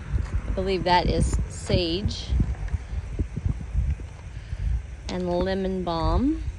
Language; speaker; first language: English; native; English